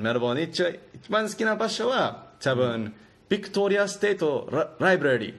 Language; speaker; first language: Japanese; non-native, learner; English